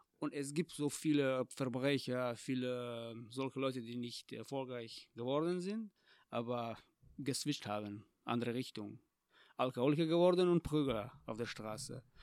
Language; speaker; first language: German; non-native, fluent; Tajik